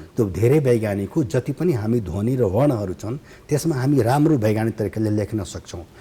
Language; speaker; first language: Nepali; non-native, local second language; Bhojpuri